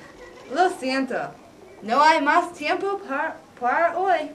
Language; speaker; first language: Spanish; non-native, learner; English